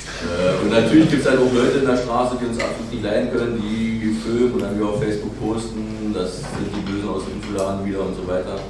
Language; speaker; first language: German; native; German